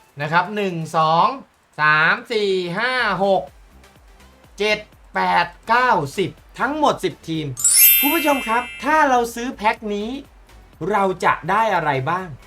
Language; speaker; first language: Thai; native; Thai